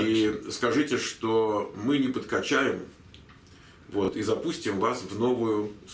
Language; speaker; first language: Russian; native; Russian